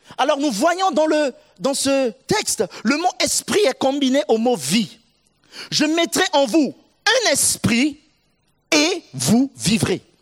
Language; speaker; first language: French; non-native, local second language; Sango